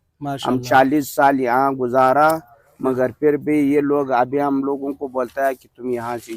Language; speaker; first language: Hindi; non-native, local second language; Pashto